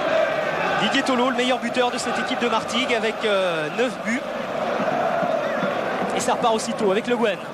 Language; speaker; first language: French; native; French